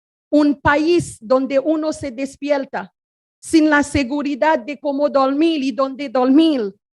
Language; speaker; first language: Spanish; non-native, fluent; Haitian Creole